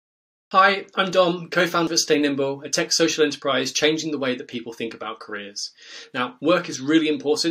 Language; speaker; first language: English; native; English